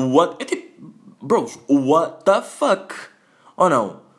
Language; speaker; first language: Portuguese; native; Portuguese